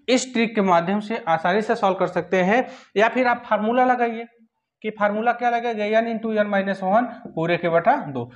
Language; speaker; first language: Hindi; native; Hindi